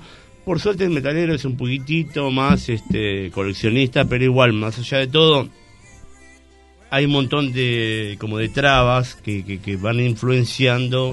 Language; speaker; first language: Spanish; native; Spanish